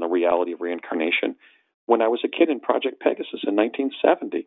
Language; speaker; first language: English; native; English